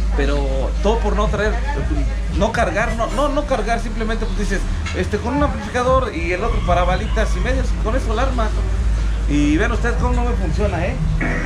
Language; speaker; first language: Spanish; native; Spanish